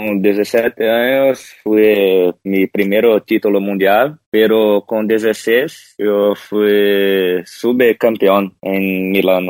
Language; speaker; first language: Spanish; non-native, learner; Portuguese